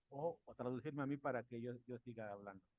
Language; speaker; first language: Spanish; native; Spanish